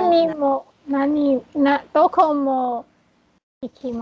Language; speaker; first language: Japanese; non-native, learner; Chinese